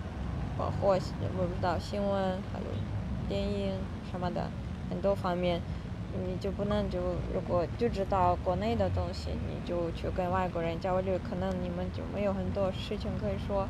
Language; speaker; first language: Chinese; non-native, fluent; Russian